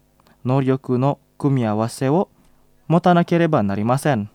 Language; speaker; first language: Japanese; non-native, fluent; Indonesian